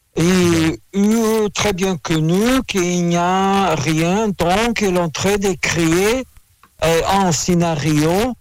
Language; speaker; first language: French; non-native, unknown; Russian